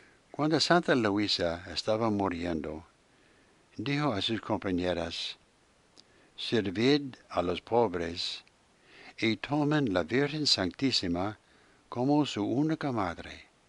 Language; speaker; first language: Spanish; non-native, fluent; English